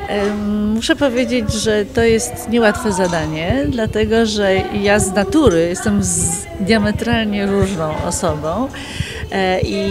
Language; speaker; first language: Polish; native; Polish